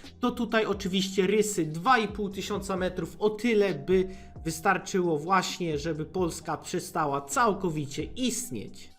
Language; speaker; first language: Polish; native; Polish